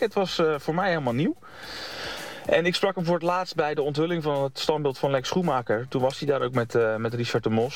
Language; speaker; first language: Dutch; native; Dutch